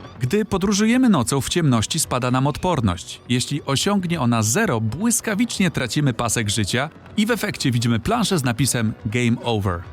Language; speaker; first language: Polish; native; Polish